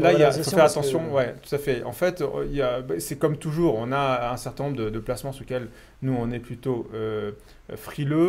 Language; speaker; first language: French; native; French